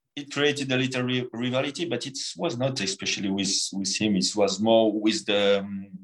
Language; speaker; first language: English; non-native, fluent; French